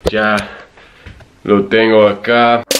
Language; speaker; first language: Spanish; non-native, fluent; English